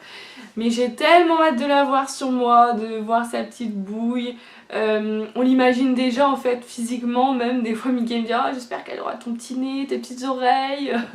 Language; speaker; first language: French; native; French